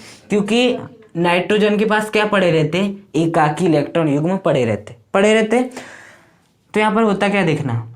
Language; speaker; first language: Hindi; native; Hindi